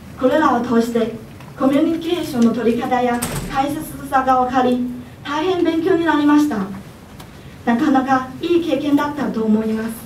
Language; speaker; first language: Japanese; non-native, fluent; Chinese